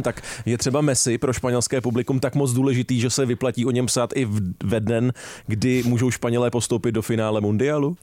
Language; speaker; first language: Czech; native; Czech